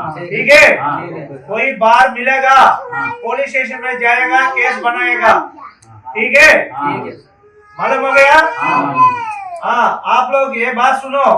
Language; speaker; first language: Hindi; non-native, local second language; Telugu